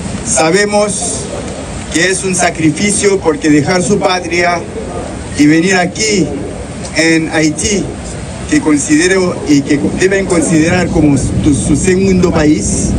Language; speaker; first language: Spanish; non-native, fluent; Haitian Creole